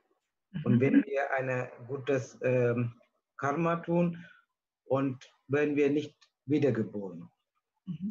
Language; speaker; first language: German; non-native, learner; Tamil